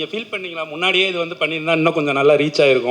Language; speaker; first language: Tamil; native; Tamil